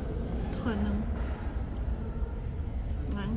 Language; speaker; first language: Chinese; non-native, learner; Indonesian